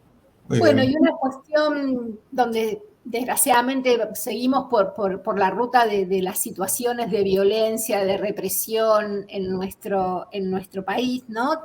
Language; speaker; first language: Spanish; native; Spanish